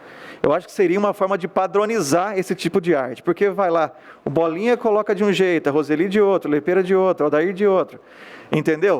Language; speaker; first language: Portuguese; native; Portuguese